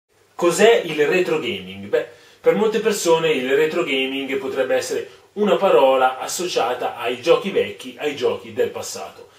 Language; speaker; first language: Italian; native; Italian